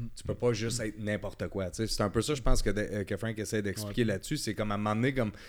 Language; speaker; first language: French; native; French